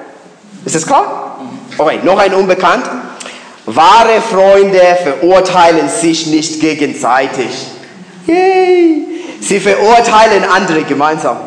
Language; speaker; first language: German; non-native, learner; English